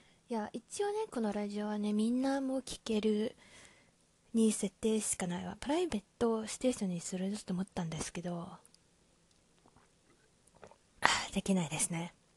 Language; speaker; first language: Japanese; non-native, learner; Chinese